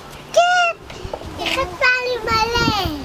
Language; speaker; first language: Hebrew; early bilingual, other home language; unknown